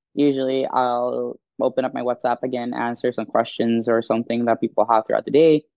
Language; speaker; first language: English; non-native, fluent; Swedish